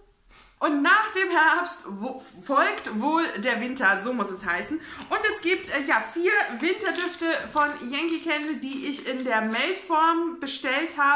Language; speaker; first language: German; native; German